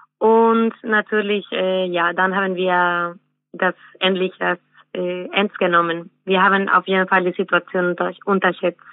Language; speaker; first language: German; non-native, fluent; Spanish